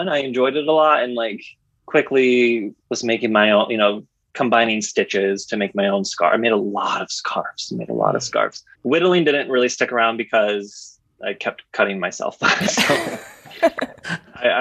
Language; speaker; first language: English; native; English